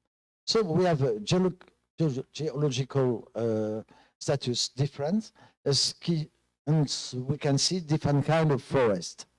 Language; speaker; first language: English; non-native, fluent; French